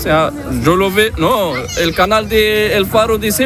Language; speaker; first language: Spanish; non-native, learner; Arabic